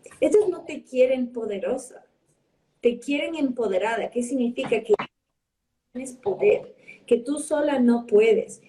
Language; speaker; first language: Spanish; early bilingual, heritage; Spanish